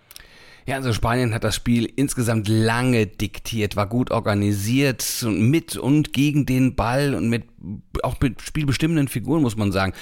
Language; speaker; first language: German; native; German